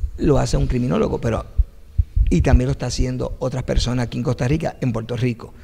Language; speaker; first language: Spanish; native; Spanish